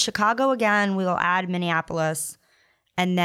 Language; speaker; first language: English; native; English